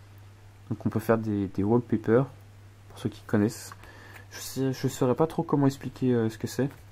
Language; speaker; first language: French; native; French